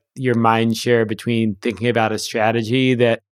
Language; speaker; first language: English; native; English